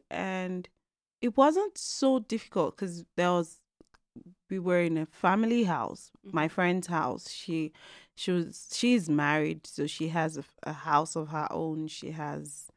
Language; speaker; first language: English; non-native, local second language; Igbo